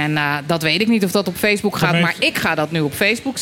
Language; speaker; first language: Dutch; native; Dutch